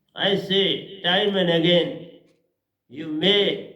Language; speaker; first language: English; non-native, local second language; Hindi